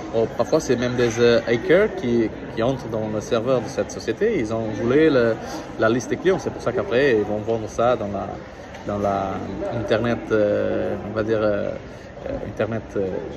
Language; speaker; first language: French; non-native, learner; Portuguese